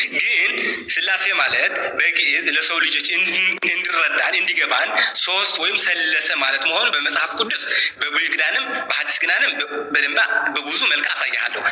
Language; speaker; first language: Amharic; non-native, local second language; Tigrinya